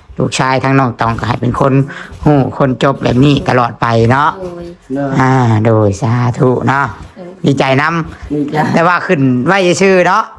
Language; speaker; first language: Thai; non-native, local second language; Lao